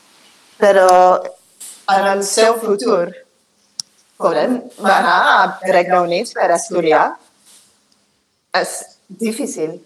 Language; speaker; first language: Catalan; non-native, fluent; English